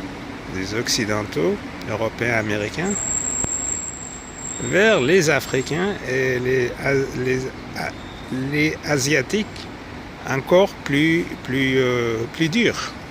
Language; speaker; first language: French; non-native, fluent; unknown